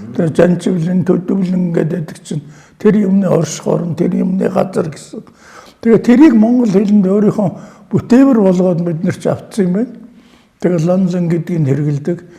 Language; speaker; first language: Mongolian; native; Mongolian